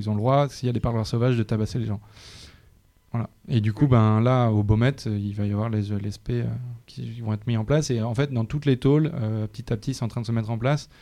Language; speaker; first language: French; native; French